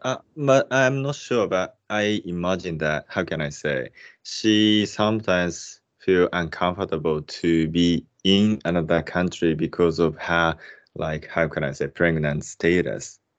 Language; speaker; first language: English; non-native, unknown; Japanese